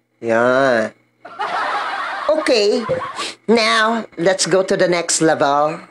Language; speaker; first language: English; non-native, learner; Filipino